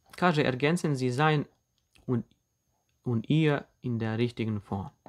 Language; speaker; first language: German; non-native, fluent; Bosnian